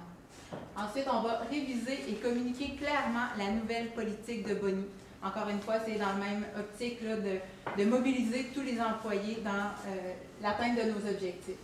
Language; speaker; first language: French; native; French